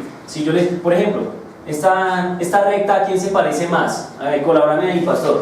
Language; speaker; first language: Spanish; native; Spanish